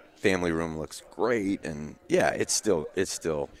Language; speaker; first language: English; native; English